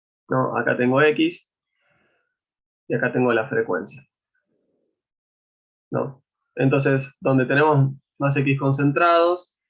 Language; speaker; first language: Spanish; native; Spanish